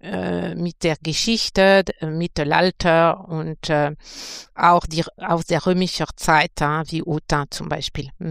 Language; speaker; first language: German; non-native, fluent; French